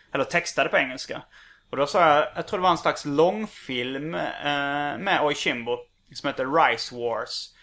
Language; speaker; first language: Swedish; native; Swedish